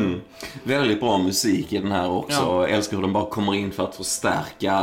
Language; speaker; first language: Swedish; native; Swedish